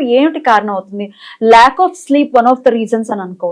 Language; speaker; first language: Telugu; native; Telugu